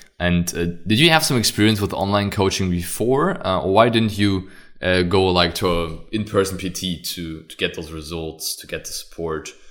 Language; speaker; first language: English; non-native, fluent; German